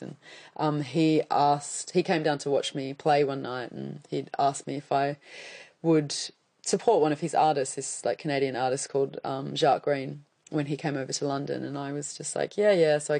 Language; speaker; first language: English; native; English